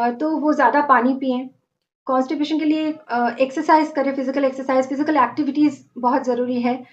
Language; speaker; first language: Hindi; non-native, local second language; Bangla